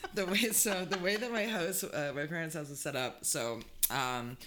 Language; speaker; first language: English; native; English